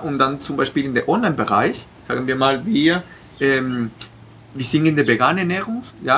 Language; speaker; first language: German; non-native, fluent; Spanish